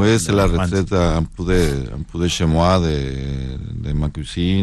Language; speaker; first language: French; non-native, learner; Spanish